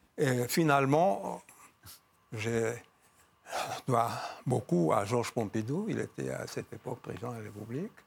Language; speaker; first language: French; non-native, fluent; Georgian